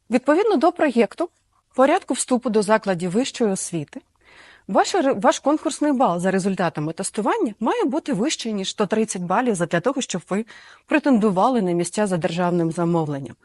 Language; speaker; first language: Ukrainian; native; Ukrainian